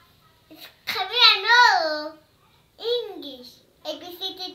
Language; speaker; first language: English; non-native, learner; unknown